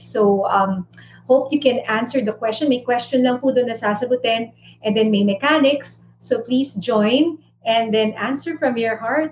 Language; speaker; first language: English; non-native, local second language; Iloko